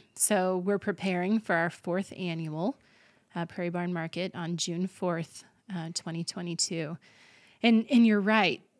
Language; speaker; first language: English; native; English